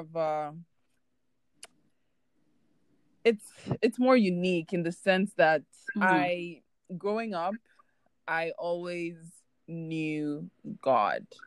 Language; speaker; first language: English; non-native, local second language; Igbo